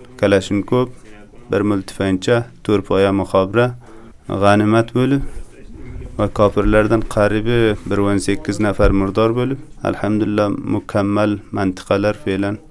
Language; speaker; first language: Uzbek; native; Uzbek